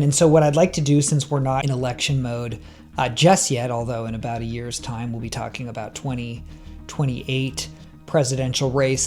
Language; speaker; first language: English; native; English